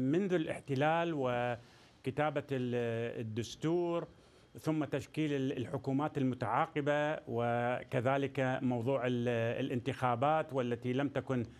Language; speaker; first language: Arabic; native; Arabic